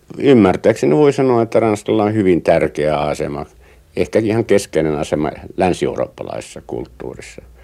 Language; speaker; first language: Finnish; native; Finnish